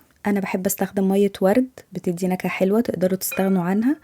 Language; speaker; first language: Arabic; native; Arabic